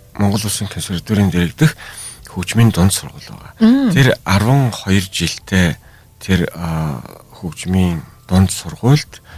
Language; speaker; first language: Mongolian; native; Mongolian